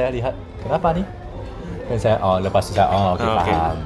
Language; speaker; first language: Indonesian; non-native, learner; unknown